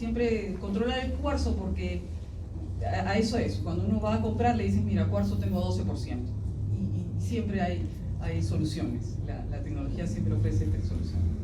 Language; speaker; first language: Spanish; native; Spanish